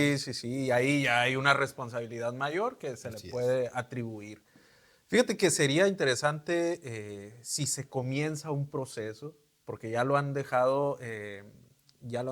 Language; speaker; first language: Spanish; native; Spanish